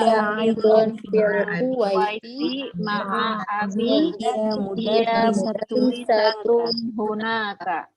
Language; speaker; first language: Arabic; non-native, learner; Indonesian